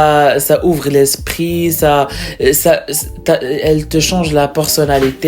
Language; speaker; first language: French; non-native, local second language; Arabic